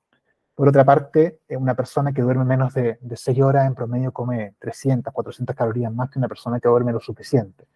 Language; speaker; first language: Spanish; native; Spanish